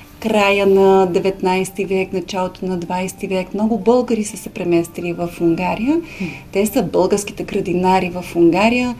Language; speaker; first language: Bulgarian; early bilingual, heritage; Hungarian